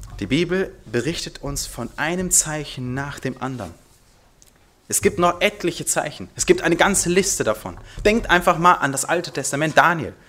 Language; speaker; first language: German; early bilingual, heritage; German